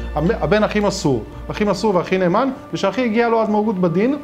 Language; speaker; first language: Hebrew; native; Hebrew